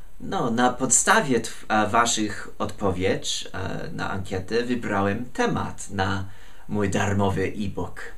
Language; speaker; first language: Polish; non-native, fluent; English